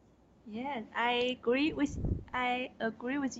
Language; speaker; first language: English; non-native, learner; Chinese